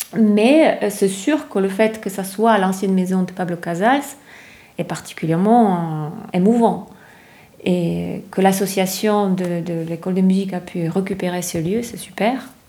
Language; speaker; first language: French; non-native, fluent; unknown